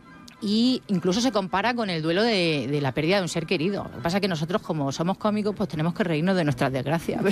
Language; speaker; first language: Spanish; native; Spanish